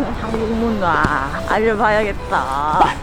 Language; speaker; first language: Korean; non-native, learner; Filipino